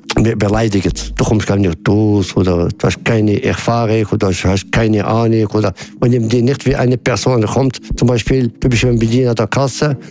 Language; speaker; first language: German; non-native, learner; Arabic